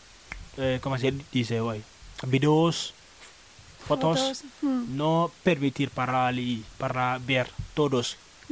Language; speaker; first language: Spanish; non-native, learner; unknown